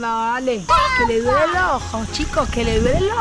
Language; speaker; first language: Spanish; native; Spanish